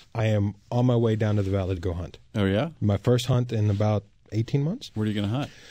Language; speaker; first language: English; native; English